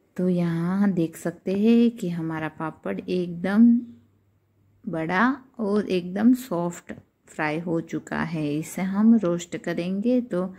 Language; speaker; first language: Hindi; non-native, local second language; Gujarati